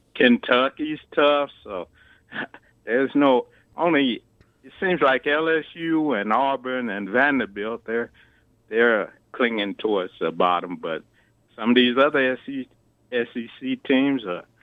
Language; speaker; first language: English; native; English